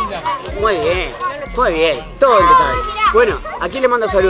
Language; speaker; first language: Spanish; native; Spanish